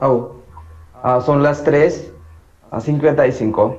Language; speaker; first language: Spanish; non-native, learner; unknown